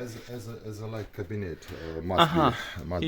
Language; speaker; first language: English; non-native, learner; Russian